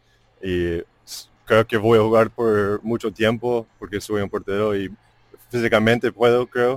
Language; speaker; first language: Spanish; non-native, fluent; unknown